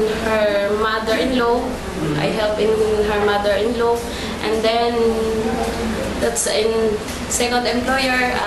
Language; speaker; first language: English; non-native, learner; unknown